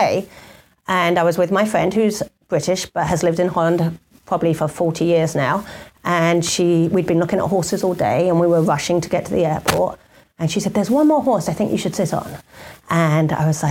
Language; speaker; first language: English; native; English